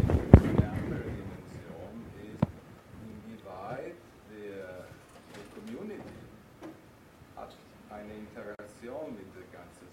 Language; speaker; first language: German; non-native, fluent; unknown